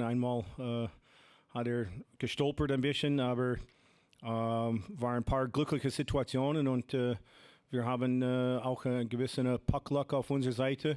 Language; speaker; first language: German; non-native, fluent; English